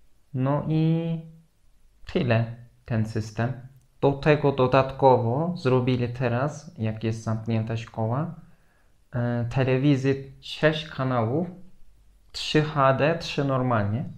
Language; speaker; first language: Polish; non-native, fluent; Turkish